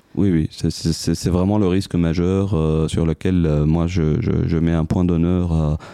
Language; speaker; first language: French; non-native, local second language; Arabic